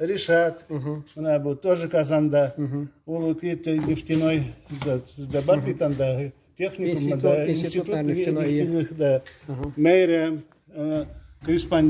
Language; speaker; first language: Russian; non-native, local second language; Tatar